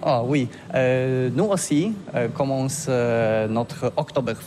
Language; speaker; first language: French; non-native, learner; Polish